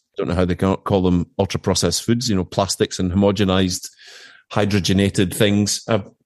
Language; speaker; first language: English; native; English